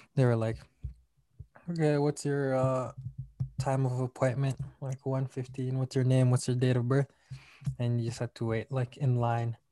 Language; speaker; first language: English; non-native, local second language; Malay